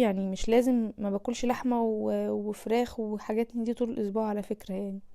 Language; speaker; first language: Arabic; native; Arabic